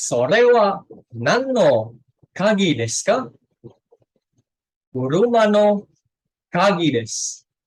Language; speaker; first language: Japanese; non-native, fluent; Indonesian